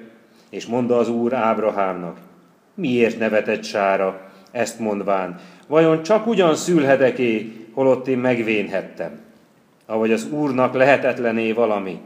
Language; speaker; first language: Hungarian; native; Hungarian